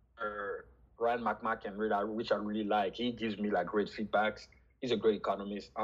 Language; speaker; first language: English; non-native, fluent; French